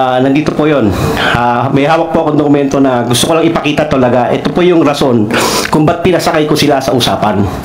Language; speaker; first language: Filipino; non-native, local second language; Cebuano